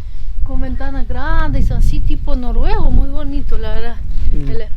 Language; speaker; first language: Spanish; non-native, fluent; Russian